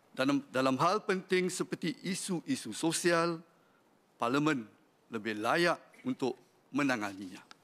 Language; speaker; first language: Malay; native; Malay